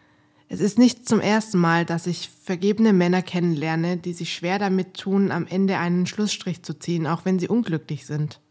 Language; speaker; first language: German; native; German